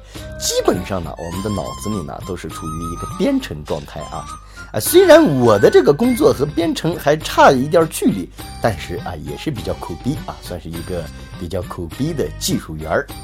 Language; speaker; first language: Chinese; native; Chinese